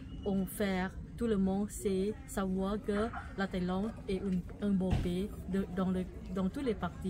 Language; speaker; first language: French; non-native, fluent; Thai